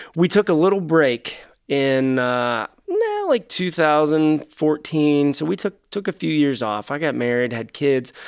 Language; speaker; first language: English; native; English